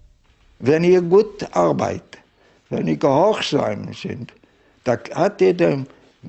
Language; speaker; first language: German; non-native, learner; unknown